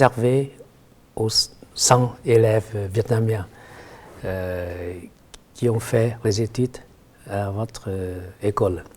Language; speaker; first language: French; non-native, fluent; Vietnamese